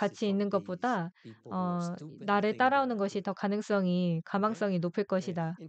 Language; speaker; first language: Korean; native; Korean